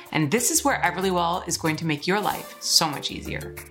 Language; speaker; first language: English; native; English